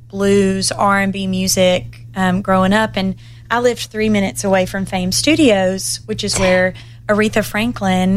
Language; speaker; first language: English; native; English